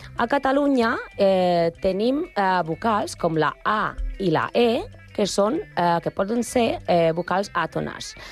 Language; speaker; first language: Catalan; non-native, learner; Spanish